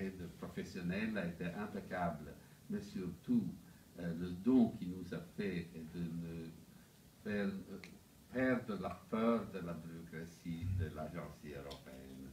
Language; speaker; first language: French; non-native, fluent; Italian